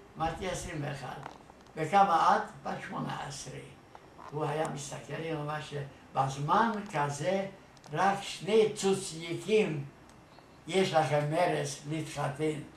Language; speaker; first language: Hebrew; non-native, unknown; Hungarian